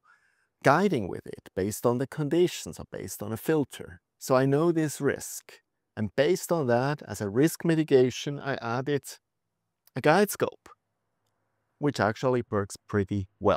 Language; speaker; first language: English; non-native, fluent; German